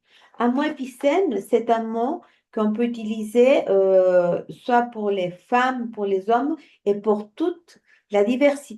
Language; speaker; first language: French; non-native, fluent; Spanish